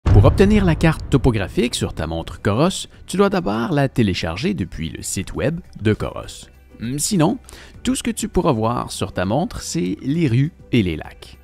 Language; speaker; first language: French; native; French